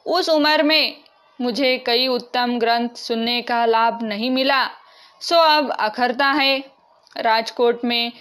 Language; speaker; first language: Hindi; non-native, local second language; Marathi